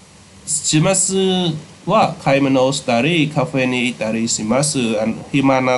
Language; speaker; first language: Japanese; non-native, fluent; Khmer